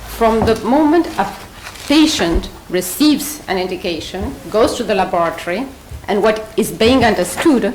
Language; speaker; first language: English; non-native, fluent; Spanish